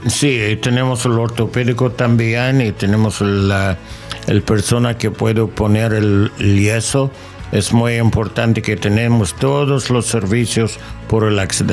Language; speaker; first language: Spanish; non-native, learner; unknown